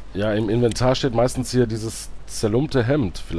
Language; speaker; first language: German; native; German